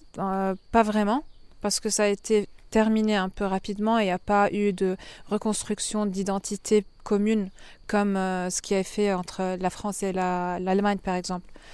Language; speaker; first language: French; non-native, fluent; Arabic